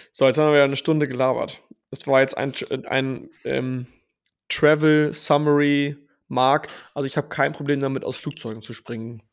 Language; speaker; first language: German; native; German